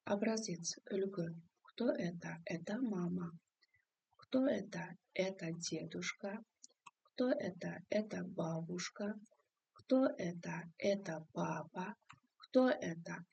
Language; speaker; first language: Russian; non-native, local second language; Kazakh